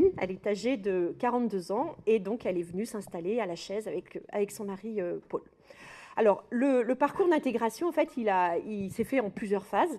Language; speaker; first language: French; native; French